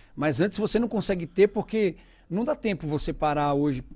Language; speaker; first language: Portuguese; native; Portuguese